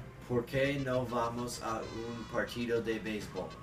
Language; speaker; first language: Spanish; non-native, learner; English